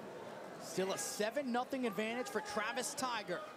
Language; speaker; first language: English; native; English